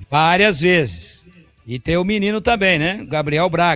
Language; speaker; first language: Portuguese; native; Portuguese